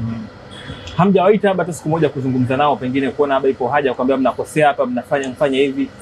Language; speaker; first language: Swahili; native; Swahili